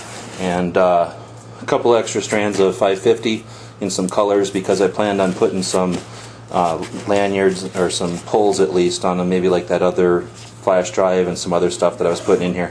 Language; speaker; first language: English; native; English